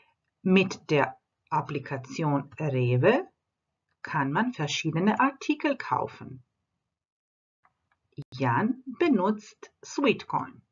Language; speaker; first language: German; non-native, fluent; Croatian